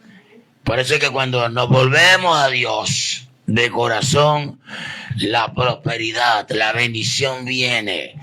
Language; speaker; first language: Spanish; native; Spanish